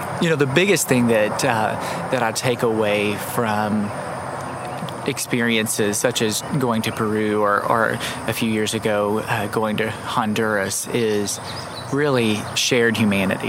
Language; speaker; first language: English; native; English